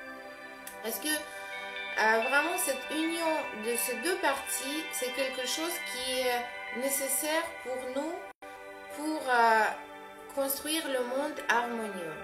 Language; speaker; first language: French; non-native, fluent; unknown